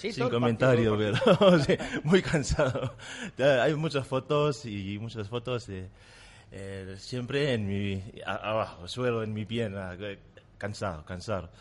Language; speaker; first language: Spanish; non-native, learner; Tongan